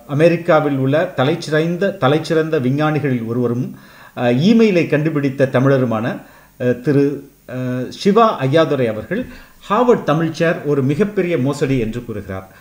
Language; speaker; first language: Tamil; native; Tamil